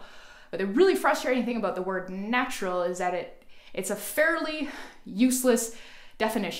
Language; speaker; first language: English; native; English